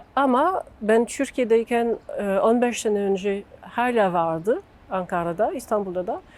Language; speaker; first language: Turkish; non-native, fluent; French